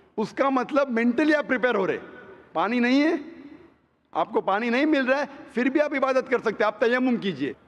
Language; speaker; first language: Hindi; non-native, local second language; Konkani